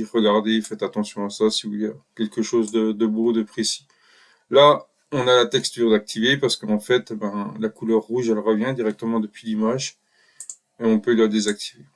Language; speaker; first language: French; native; French